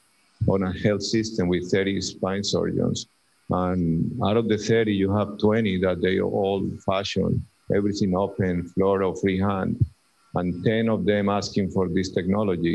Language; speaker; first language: English; non-native, fluent; Spanish